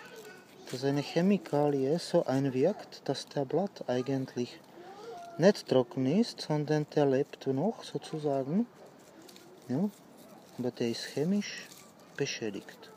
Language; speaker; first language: German; non-native, fluent; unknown